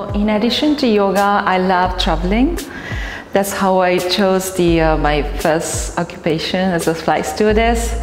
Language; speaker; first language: English; non-native, fluent; Japanese